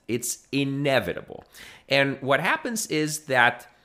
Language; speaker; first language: English; non-native, fluent; Greek